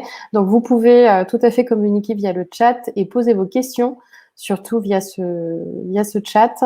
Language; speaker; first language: French; native; French